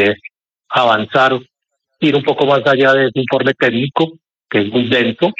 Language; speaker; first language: Spanish; native; Spanish